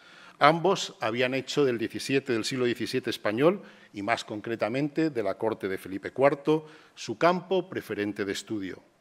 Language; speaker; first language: Spanish; native; Spanish